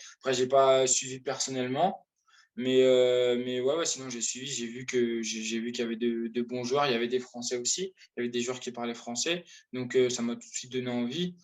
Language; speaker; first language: French; native; French